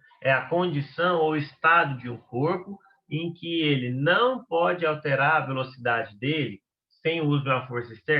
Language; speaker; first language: Portuguese; native; Portuguese